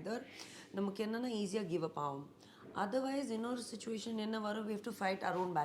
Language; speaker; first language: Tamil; non-native, learner; Hindi